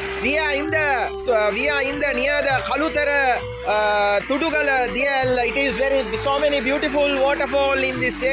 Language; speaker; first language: English; non-native, local second language; Sinhala